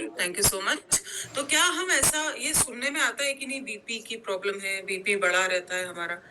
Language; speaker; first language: Hindi; non-native, local second language; Gujarati